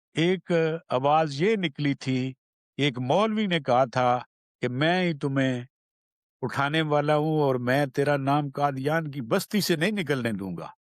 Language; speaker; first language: Urdu; non-native, local second language; Punjabi